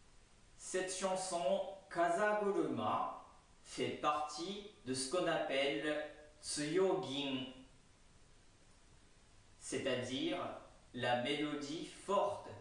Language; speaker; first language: French; non-native, fluent; Japanese